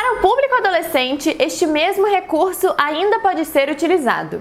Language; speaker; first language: Portuguese; native; Portuguese